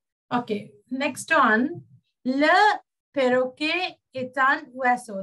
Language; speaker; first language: French; non-native, fluent; Sinhala